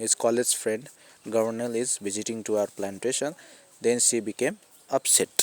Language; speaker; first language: English; non-native, local second language; Nepali